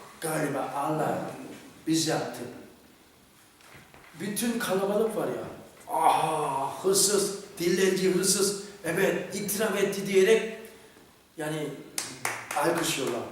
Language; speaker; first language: Turkish; non-native, fluent; Korean